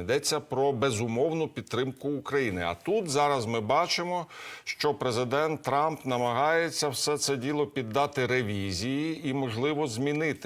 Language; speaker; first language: Ukrainian; native; Ukrainian